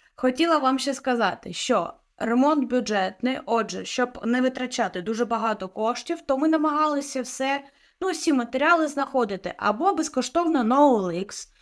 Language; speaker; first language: Ukrainian; non-native, local second language; Russian